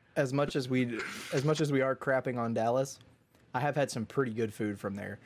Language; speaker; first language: English; native; English